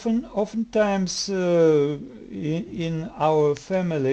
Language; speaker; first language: English; non-native, learner; Russian